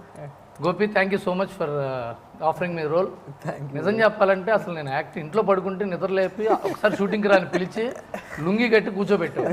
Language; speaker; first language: Telugu; native; Telugu